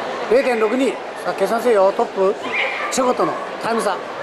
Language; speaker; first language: Japanese; native; Japanese